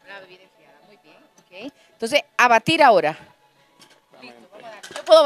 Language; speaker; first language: Spanish; native; Spanish